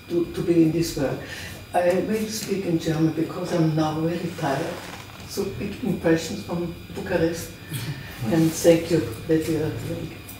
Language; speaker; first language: English; non-native, learner; German